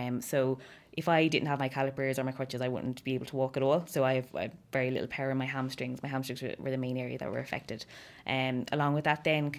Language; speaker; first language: English; native; English